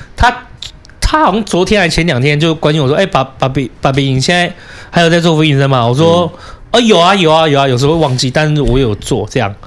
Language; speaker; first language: Chinese; native; Chinese